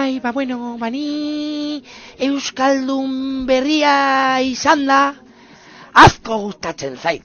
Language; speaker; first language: Basque; non-native, local second language; Spanish